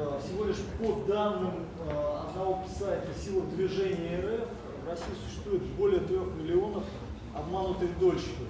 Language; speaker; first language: Russian; native; Russian